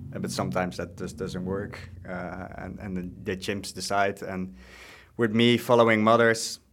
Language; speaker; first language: English; non-native, fluent; Dutch